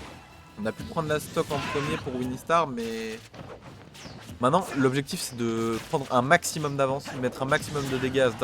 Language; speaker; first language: French; native; French